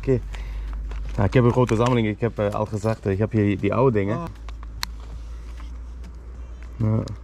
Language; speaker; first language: Dutch; non-native, learner; German